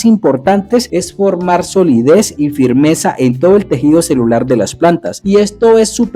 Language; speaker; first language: Spanish; native; Spanish